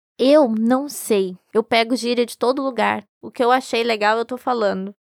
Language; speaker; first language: Portuguese; native; Portuguese